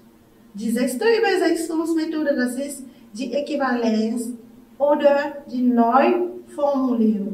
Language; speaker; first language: German; non-native, fluent; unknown